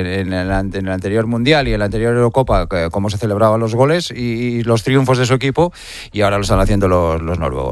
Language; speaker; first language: Spanish; native; Spanish